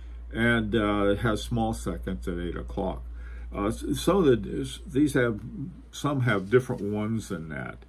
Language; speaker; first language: English; native; English